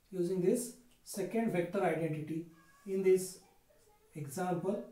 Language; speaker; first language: English; non-native, local second language; Marathi